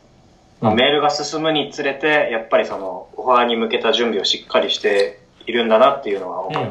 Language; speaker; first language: Japanese; native; Japanese